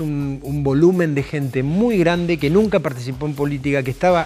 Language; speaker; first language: Spanish; native; Spanish